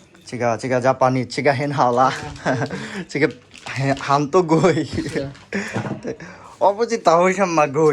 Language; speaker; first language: Chinese; non-native, learner; Bangla